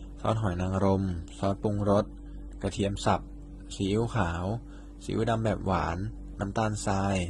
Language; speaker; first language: Thai; native; Thai